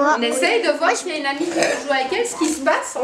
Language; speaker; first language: French; native; French